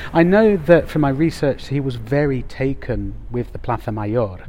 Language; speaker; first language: English; native; English